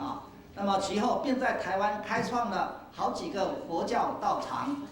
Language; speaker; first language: Chinese; native; Chinese